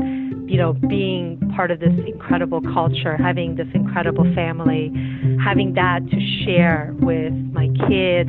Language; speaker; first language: English; early bilingual, other home language; Persian